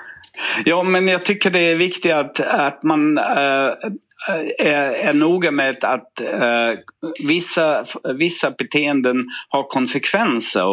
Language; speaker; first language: Swedish; non-native, fluent; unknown